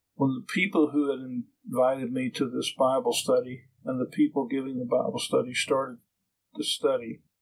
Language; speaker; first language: English; native; English